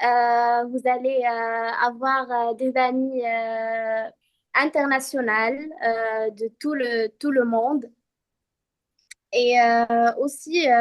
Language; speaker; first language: French; non-native, fluent; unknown